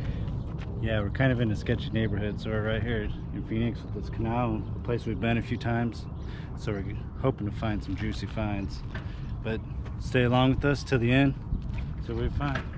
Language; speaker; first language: English; native; English